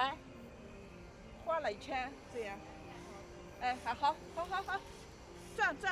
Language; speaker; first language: Chinese; native; Chinese